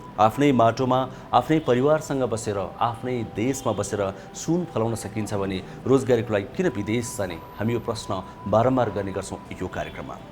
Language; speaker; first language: Nepali; native; Nepali